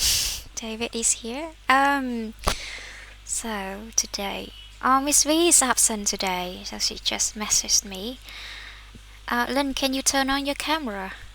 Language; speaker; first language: English; non-native, fluent; Vietnamese